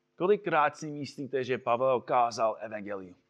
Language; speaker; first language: Czech; non-native, fluent; English